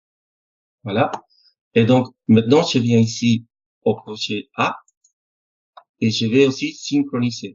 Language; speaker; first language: French; non-native, fluent; Spanish